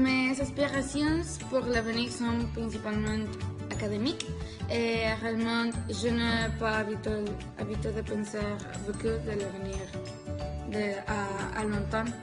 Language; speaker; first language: French; non-native, learner; Spanish